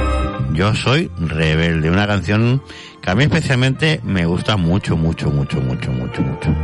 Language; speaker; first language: Spanish; native; Spanish